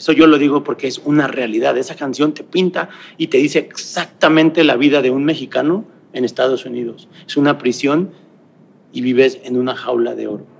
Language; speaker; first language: Spanish; native; Spanish